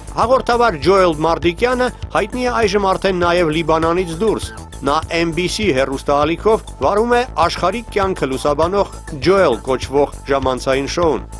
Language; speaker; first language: Armenian; native; Armenian